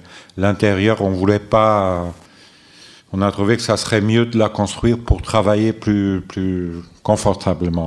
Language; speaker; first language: French; non-native, fluent; Portuguese